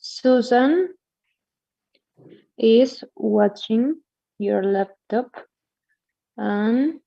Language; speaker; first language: English; non-native, learner; Spanish